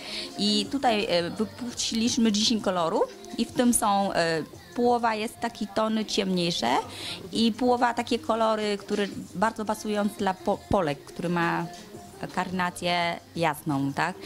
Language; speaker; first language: Polish; non-native, learner; Vietnamese